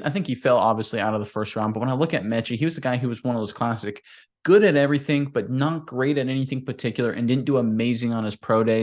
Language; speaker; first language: English; native; English